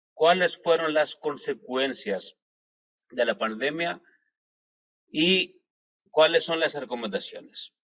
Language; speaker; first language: Spanish; non-native, fluent; Greek